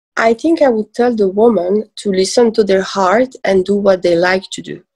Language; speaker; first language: English; early bilingual, other home language; Persian